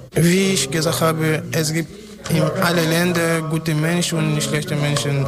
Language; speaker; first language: German; non-native, fluent; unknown